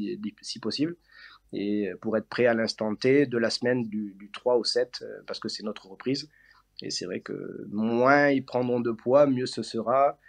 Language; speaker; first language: French; native; French